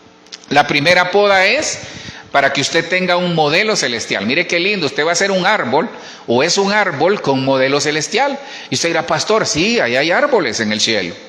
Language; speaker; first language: Spanish; native; Spanish